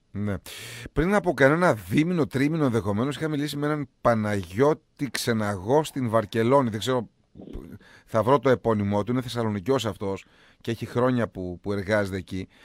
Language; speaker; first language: Greek; native; Greek